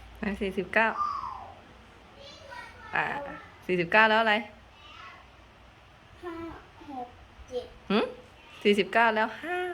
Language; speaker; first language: Thai; native; Thai